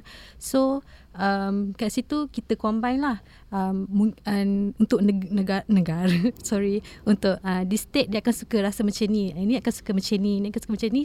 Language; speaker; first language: English; non-native, local second language; Malay